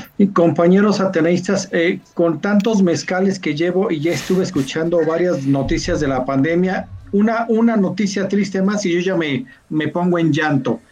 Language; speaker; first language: Spanish; native; Spanish